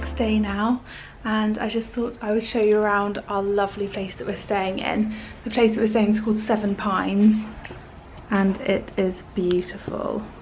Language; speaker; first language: English; native; English